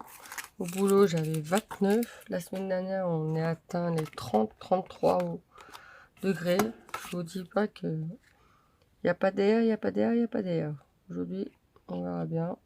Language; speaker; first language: French; native; French